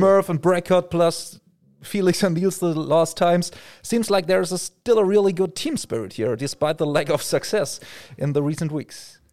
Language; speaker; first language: English; non-native, fluent; German